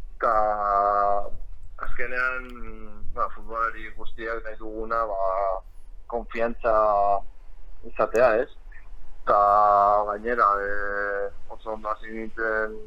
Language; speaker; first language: Basque; non-native, local second language; Spanish